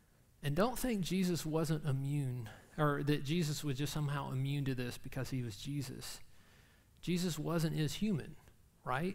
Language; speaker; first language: English; native; English